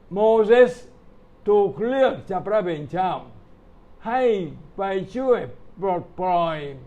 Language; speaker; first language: Thai; non-native, fluent; Italian